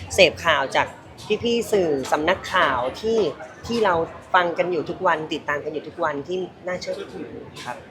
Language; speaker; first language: Thai; native; Thai